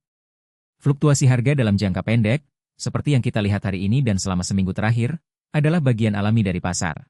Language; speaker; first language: Indonesian; native; Indonesian